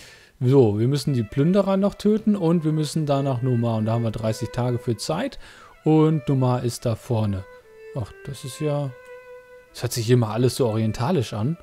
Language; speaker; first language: German; native; German